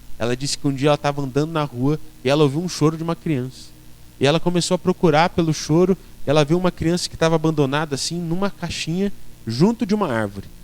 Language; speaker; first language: Portuguese; native; Portuguese